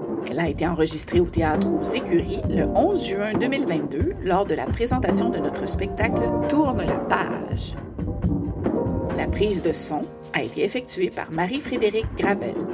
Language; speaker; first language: French; native; French